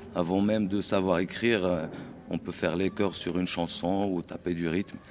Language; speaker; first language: French; non-native, local second language; Arabic